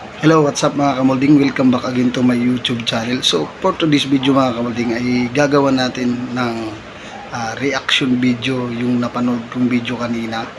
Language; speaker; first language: Filipino; non-native, local second language; Waray